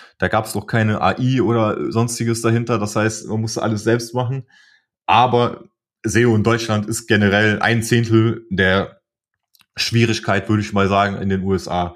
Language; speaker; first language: German; early bilingual, other home language; Polish